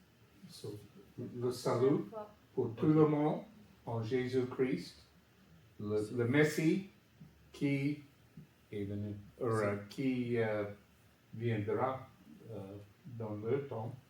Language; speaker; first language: French; non-native, learner; English